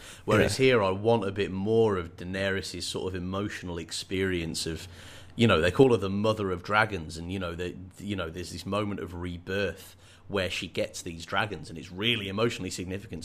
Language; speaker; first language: English; native; English